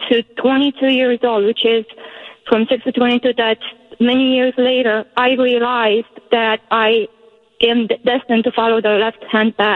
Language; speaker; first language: English; non-native, fluent; Romanian